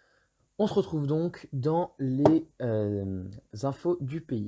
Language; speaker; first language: French; native; French